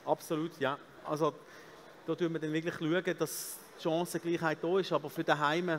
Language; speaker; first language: German; native; German